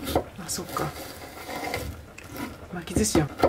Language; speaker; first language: Japanese; native; Japanese